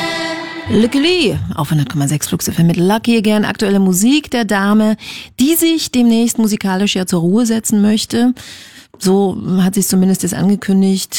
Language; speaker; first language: German; native; German